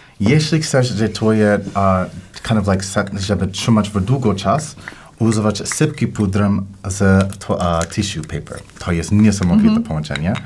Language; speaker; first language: Polish; non-native, learner; English